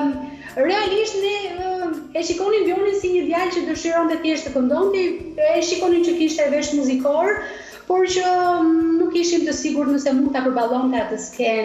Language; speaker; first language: Albanian; native; Albanian